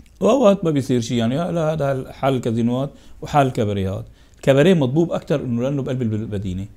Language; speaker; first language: Arabic; native; Arabic